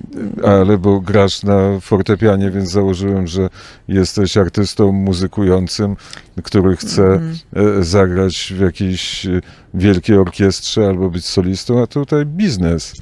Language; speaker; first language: Polish; native; Polish